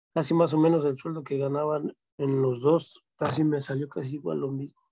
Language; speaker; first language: Spanish; native; Spanish